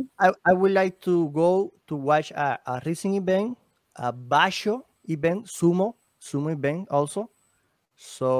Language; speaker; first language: English; non-native, learner; Spanish